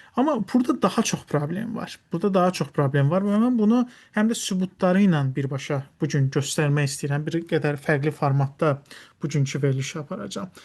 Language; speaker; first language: Azerbaijani; non-native, local second language; Talysh